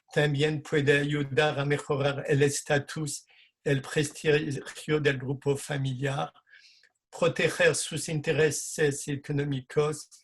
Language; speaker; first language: Spanish; non-native, fluent; French